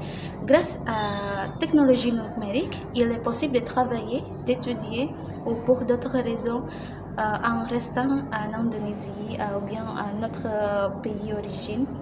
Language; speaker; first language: French; non-native, learner; Indonesian